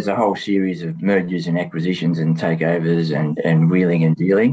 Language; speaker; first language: English; native; English